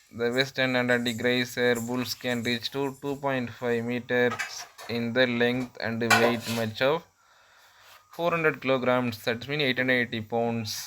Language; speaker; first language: English; non-native, local second language; Tamil